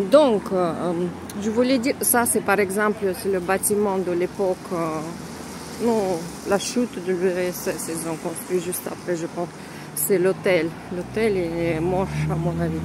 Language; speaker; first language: French; non-native, fluent; Russian